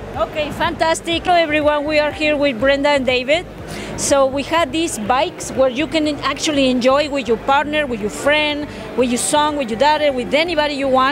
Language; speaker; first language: English; non-native, fluent; Spanish